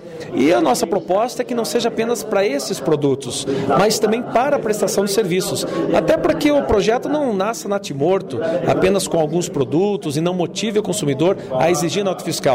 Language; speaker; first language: Portuguese; native; Portuguese